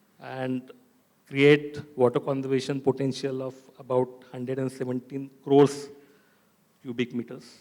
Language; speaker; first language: English; non-native, local second language; Marathi